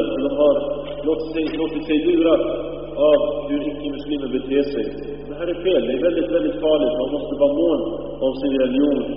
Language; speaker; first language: Swedish; early bilingual, other home language; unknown